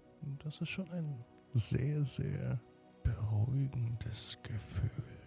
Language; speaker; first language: German; native; German